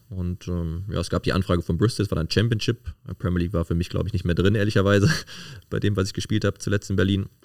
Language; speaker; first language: German; native; German